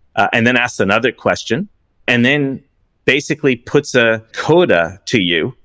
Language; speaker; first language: English; early bilingual, other home language; Persian